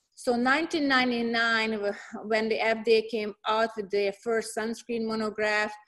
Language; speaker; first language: English; non-native, fluent; Hungarian